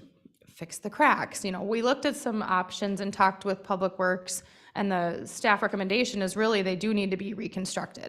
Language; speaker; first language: English; native; English